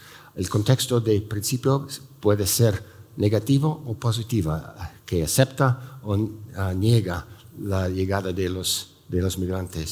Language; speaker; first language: Spanish; non-native, fluent; English